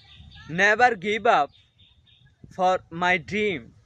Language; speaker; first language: English; non-native, learner; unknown